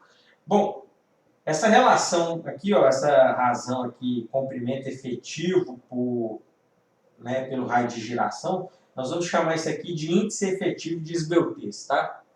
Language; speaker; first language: Portuguese; native; Portuguese